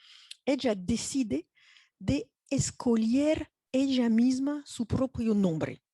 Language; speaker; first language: Spanish; non-native, fluent; French